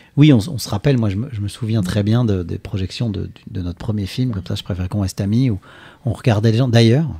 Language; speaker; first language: French; native; French